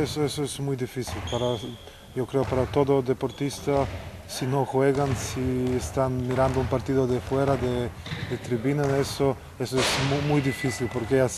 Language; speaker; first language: Spanish; non-native, learner; Serbian